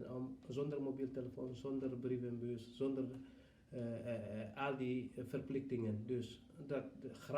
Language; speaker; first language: Dutch; non-native, fluent; Fula